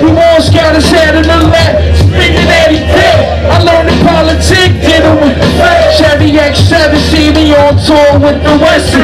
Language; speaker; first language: English; native; English